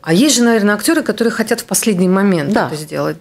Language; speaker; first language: Russian; native; Russian